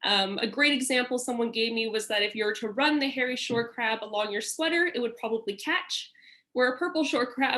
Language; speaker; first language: English; native; English